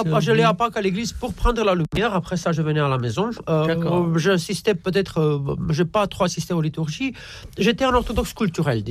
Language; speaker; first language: French; non-native, fluent; Romanian